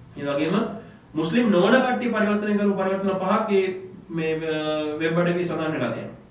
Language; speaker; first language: Sinhala; non-native, local second language; Tamil